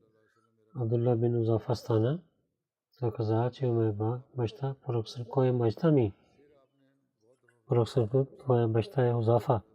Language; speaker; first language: Bulgarian; non-native, learner; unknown